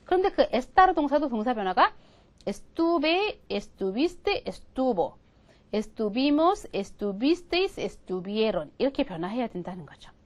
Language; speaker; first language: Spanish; non-native, fluent; Korean